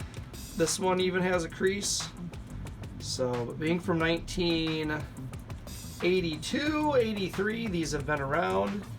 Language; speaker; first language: English; native; English